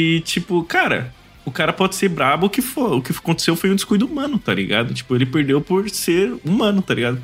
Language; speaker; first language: Portuguese; native; Portuguese